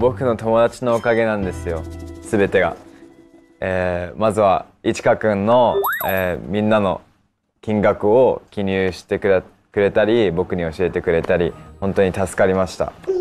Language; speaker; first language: Japanese; native; Japanese